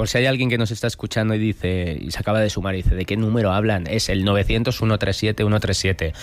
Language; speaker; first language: Spanish; native; Spanish